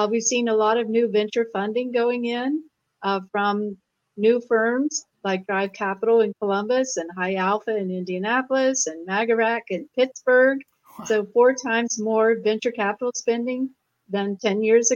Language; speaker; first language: English; native; English